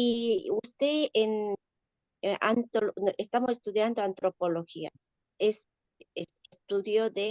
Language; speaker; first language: Spanish; non-native, learner; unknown